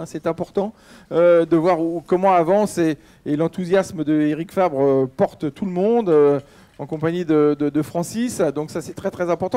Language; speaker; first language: French; native; French